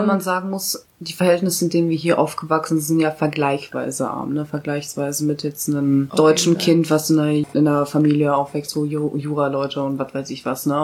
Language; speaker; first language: German; early bilingual, other home language; Russian